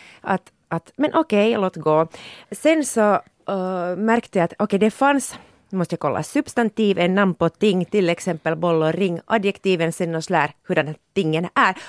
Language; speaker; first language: Swedish; native; Swedish